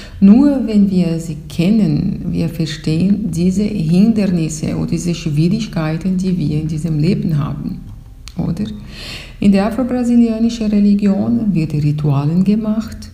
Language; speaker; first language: German; non-native, fluent; Portuguese